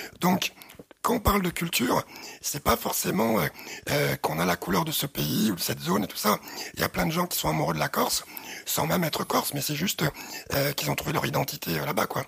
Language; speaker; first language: French; early bilingual, other home language; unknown